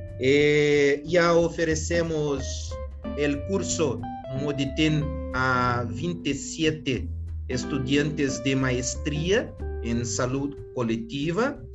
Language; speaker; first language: Spanish; non-native, learner; Portuguese